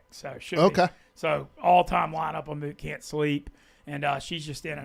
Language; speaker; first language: English; native; English